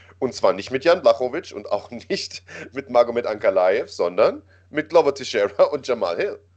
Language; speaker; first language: German; native; German